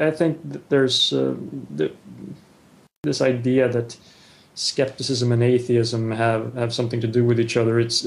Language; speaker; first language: English; non-native, fluent; Swedish